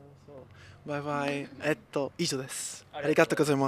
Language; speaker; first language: Japanese; non-native, learner; English